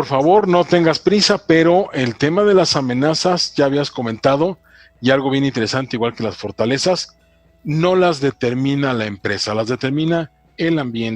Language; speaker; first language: Spanish; native; Spanish